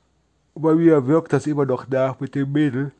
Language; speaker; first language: German; native; German